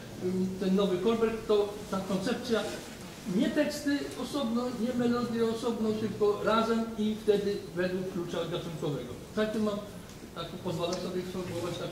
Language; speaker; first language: Polish; native; Polish